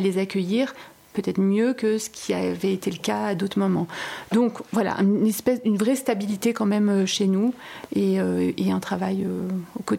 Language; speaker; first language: French; native; French